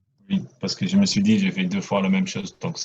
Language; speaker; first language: French; non-native, fluent; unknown